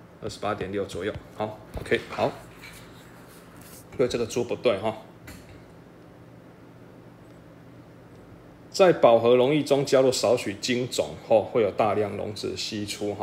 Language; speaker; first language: Chinese; native; Chinese